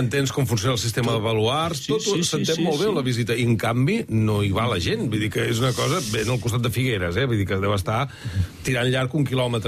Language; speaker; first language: Catalan; native; Catalan